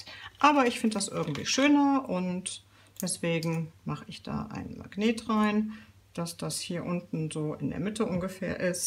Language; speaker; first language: German; native; German